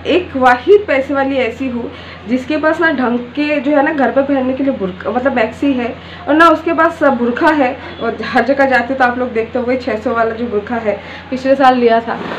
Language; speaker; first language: Hindi; non-native, local second language; Bangla